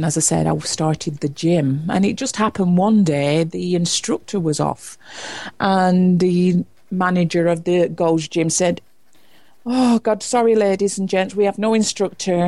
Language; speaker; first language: English; native; English